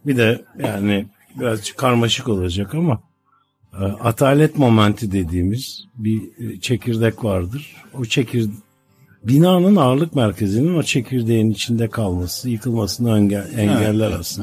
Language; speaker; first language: Turkish; native; Turkish